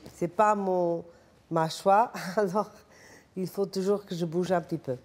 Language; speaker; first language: French; non-native, fluent; Portuguese